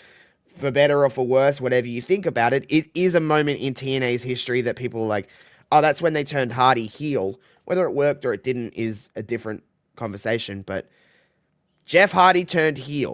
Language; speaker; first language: English; native; English